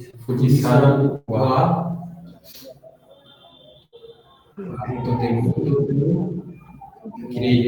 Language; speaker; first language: Japanese; non-native, learner; Bangla